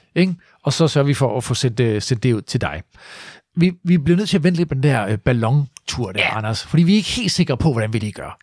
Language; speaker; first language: English; non-native, fluent; Danish